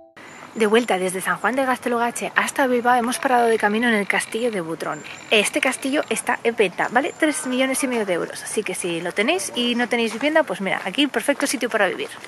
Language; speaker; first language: Spanish; native; Spanish